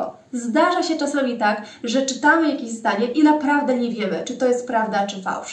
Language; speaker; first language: Polish; native; Polish